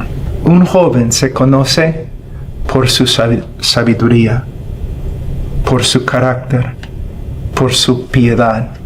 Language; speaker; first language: Spanish; non-native, fluent; English